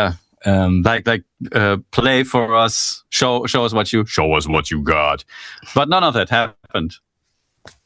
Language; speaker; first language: English; non-native, fluent; German